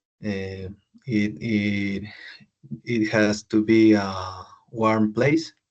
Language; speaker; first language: English; non-native, learner; Spanish